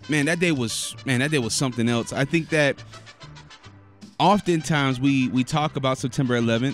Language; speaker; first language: English; native; English